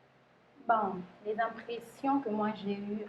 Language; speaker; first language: French; non-native, local second language; Lingala